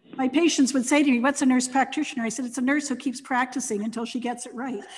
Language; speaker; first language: English; native; English